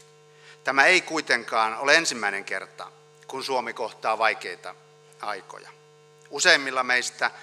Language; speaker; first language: Finnish; native; Finnish